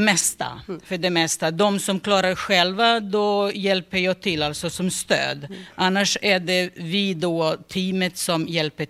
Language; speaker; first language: Swedish; non-native, fluent; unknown